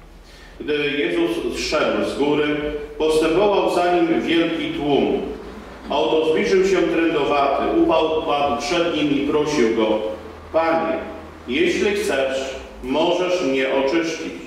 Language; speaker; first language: Polish; native; Polish